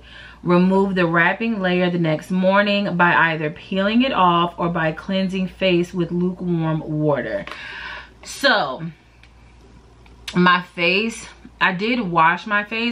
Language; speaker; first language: English; native; English